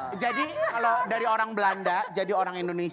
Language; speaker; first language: Indonesian; native; Indonesian